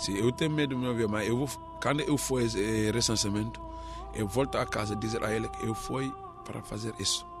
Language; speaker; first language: Portuguese; non-native, learner; Arabic